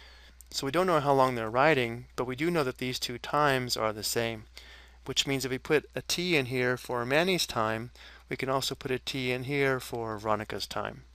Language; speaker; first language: English; native; English